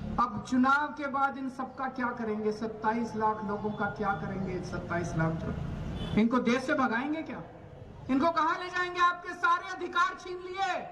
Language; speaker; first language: Hindi; native; Hindi